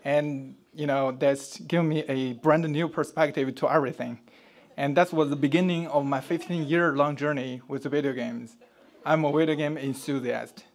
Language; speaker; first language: English; non-native, fluent; Chinese